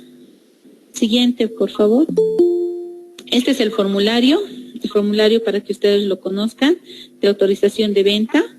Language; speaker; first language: Spanish; native; Spanish